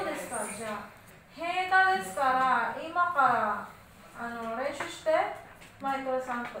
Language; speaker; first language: Japanese; non-native, learner; Filipino